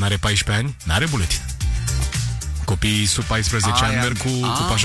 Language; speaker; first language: Romanian; native; Romanian